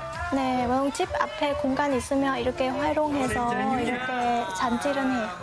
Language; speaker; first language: Korean; non-native, fluent; Vietnamese